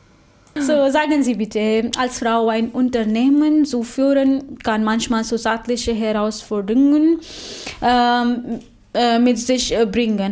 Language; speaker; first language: German; non-native, fluent; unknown